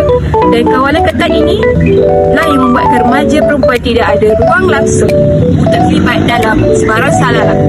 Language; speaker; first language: Malay; native; Malay